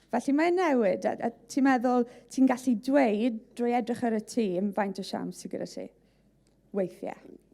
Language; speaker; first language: Welsh; native; Welsh